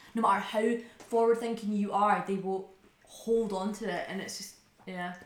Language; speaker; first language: English; native; English